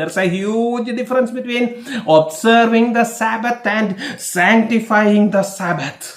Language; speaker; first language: English; non-native, local second language; Malayalam